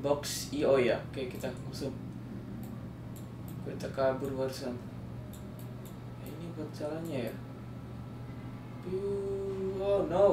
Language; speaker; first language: Indonesian; native; Indonesian